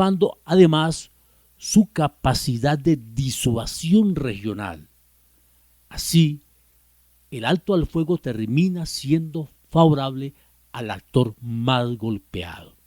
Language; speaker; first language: Spanish; native; Spanish